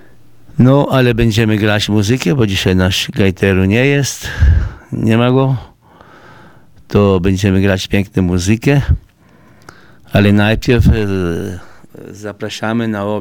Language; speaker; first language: Polish; early bilingual, heritage; Portuguese